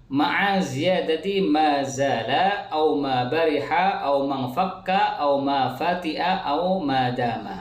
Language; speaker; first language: Arabic; non-native, fluent; Indonesian